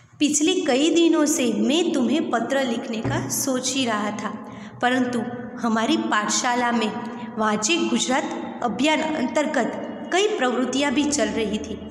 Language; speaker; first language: Hindi; non-native, local second language; Gujarati